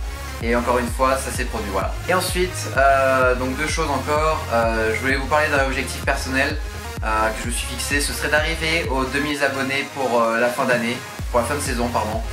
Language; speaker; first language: French; native; French